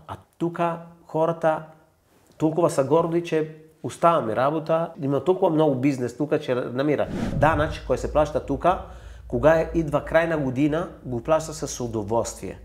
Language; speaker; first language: Bulgarian; non-native, fluent; Italian